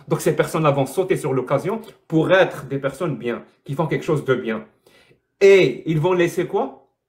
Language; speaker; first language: French; non-native, local second language; Arabic